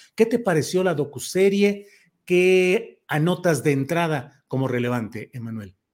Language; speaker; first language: Spanish; native; Spanish